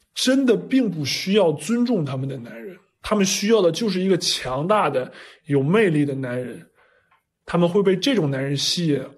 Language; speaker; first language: Chinese; native; Chinese